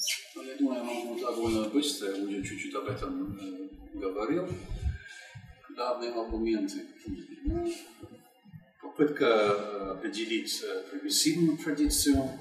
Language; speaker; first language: Russian; non-native, fluent; English